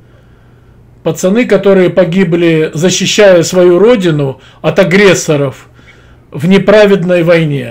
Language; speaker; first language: Russian; native; Russian